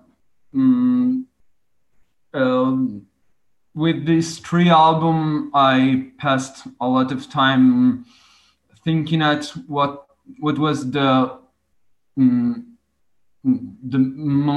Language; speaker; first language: English; non-native, fluent; Italian